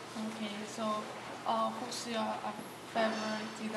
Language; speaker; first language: English; non-native, learner; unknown